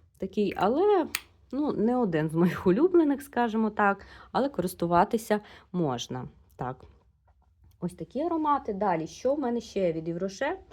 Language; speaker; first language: Ukrainian; non-native, local second language; Russian